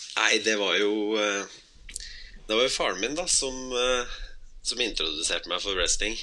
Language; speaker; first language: Norwegian; early bilingual, other home language; Spanish